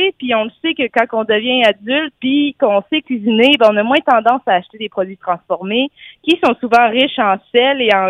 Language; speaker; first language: French; native; French